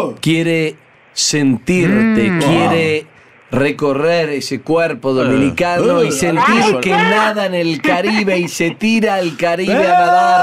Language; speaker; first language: Spanish; native; Spanish